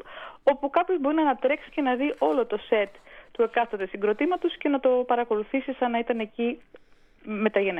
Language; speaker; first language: Greek; native; Greek